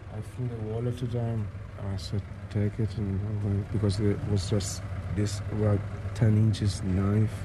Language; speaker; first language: English; non-native, learner; Italian